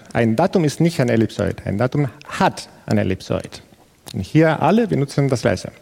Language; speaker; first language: German; non-native, fluent; Spanish